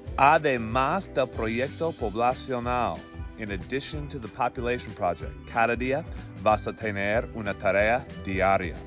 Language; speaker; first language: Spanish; non-native, fluent; English